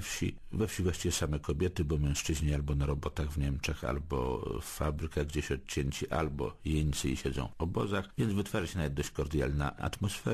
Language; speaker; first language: Polish; native; Polish